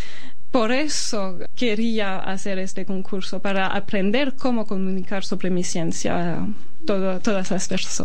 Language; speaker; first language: Spanish; non-native, fluent; Albanian